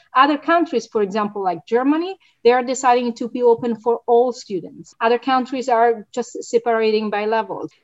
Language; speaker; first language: English; non-native, fluent; Italian